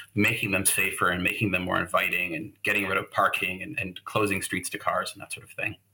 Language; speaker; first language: English; native; English